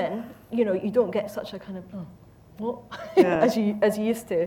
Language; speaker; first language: English; native; English